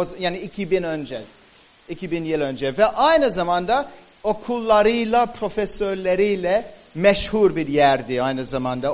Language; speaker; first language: Turkish; native; Turkish